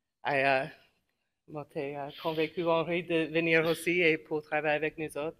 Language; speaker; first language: French; non-native, local second language; English